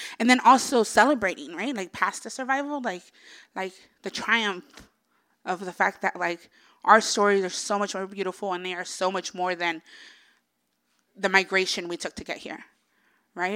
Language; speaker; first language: English; early bilingual, other home language; Spanish